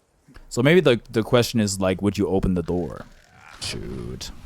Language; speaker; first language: English; native; English